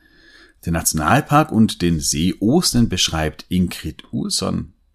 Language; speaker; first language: German; native; German